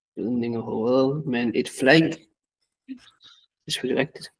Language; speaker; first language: Danish; native; Danish